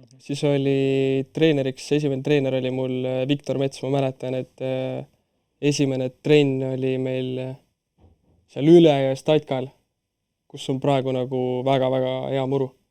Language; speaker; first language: Estonian; non-native, local second language; Russian